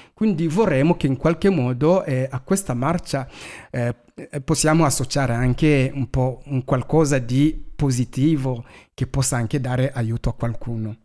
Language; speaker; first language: Italian; non-native, fluent; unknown